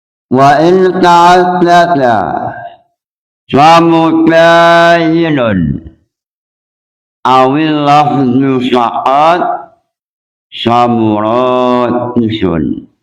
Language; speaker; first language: Arabic; non-native, fluent; Indonesian